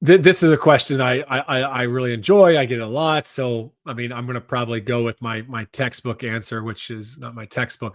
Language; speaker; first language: English; native; English